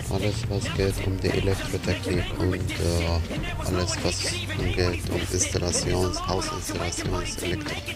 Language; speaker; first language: German; non-native, learner; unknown